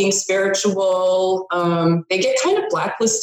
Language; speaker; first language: English; native; English